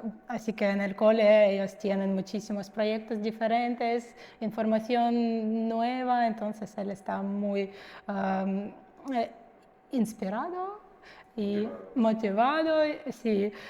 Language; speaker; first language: Spanish; non-native, fluent; Russian